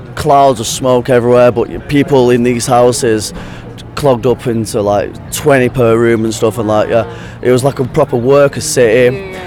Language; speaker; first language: English; native; English